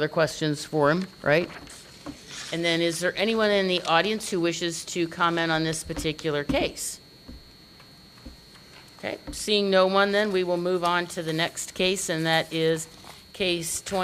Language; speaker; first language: English; native; English